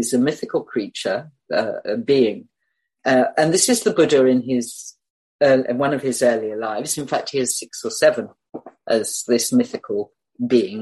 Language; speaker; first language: English; native; English